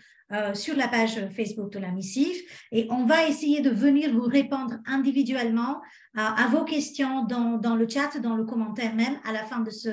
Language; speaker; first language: French; native; French